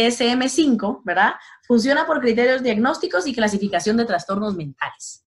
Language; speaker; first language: Spanish; native; Spanish